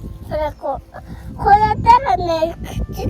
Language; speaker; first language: Japanese; native; Japanese